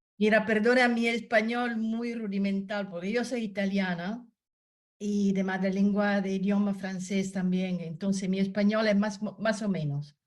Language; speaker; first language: Spanish; non-native, learner; Italian